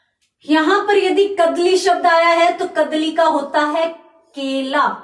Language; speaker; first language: Hindi; native; Hindi